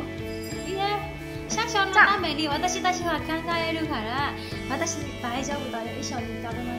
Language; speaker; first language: Japanese; non-native, learner; Burmese